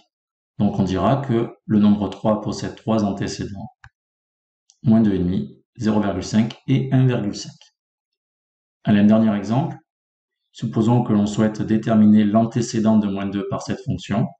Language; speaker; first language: French; native; French